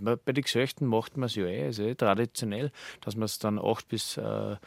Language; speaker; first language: German; native; German